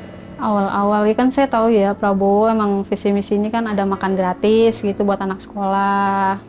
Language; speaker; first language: Indonesian; native; Indonesian